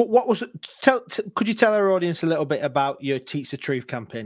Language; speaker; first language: English; native; English